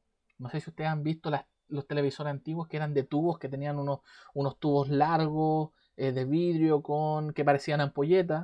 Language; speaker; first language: Spanish; native; Spanish